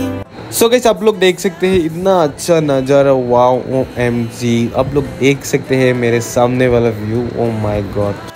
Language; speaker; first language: Hindi; non-native, local second language; Assamese